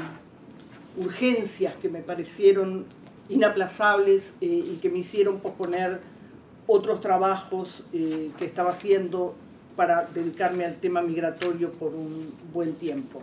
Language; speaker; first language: Spanish; native; Spanish